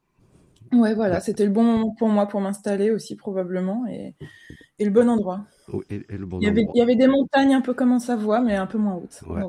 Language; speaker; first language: French; native; French